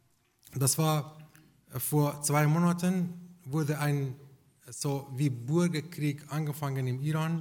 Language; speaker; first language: German; non-native, fluent; Persian